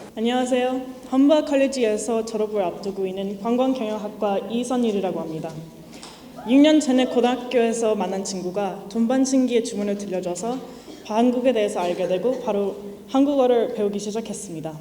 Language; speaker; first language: Korean; non-native, fluent; English